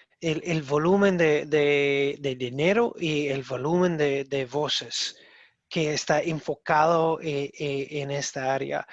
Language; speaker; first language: Spanish; non-native, learner; English